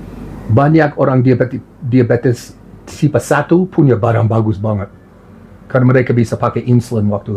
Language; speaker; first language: Indonesian; non-native, learner; English